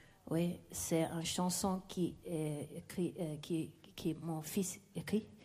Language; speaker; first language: French; non-native, learner; Mandingo